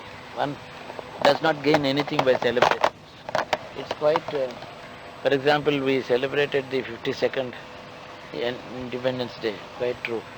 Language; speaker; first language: English; non-native, local second language; Telugu